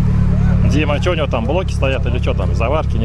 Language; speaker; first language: Russian; native; Russian